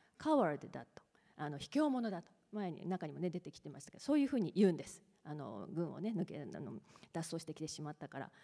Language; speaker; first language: Japanese; native; Japanese